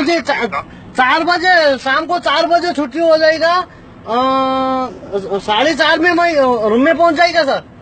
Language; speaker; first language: Hindi; non-native, learner; Nepali